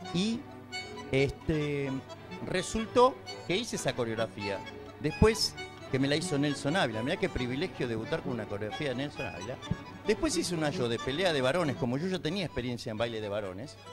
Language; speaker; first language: Spanish; native; Spanish